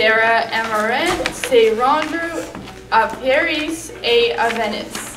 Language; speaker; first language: French; non-native, learner; English